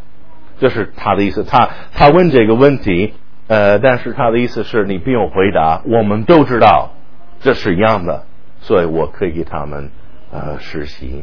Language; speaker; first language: Chinese; non-native, fluent; English